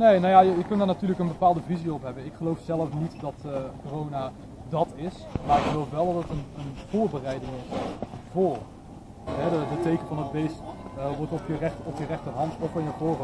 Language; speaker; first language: Dutch; native; Dutch